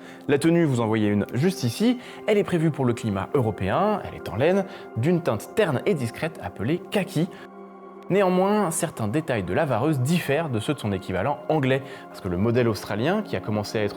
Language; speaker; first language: French; native; French